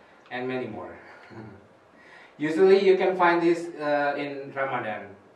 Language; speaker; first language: English; non-native, fluent; Indonesian